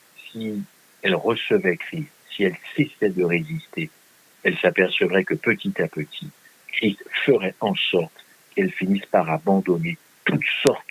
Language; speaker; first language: French; native; French